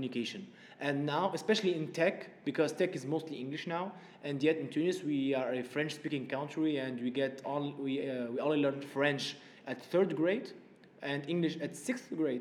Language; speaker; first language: English; non-native, fluent; Arabic